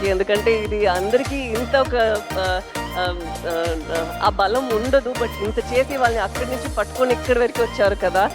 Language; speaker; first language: Telugu; non-native, fluent; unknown